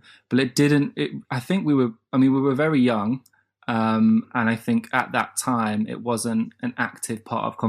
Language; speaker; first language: English; native; English